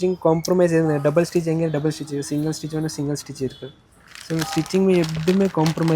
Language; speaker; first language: Malayalam; non-native, learner; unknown